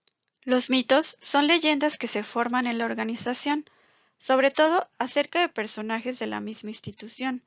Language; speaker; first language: Spanish; native; Spanish